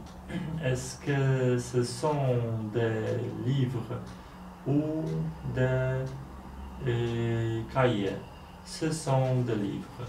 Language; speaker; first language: French; non-native, learner; Polish